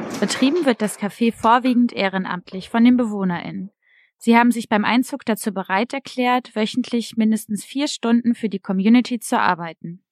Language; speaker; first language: German; native; German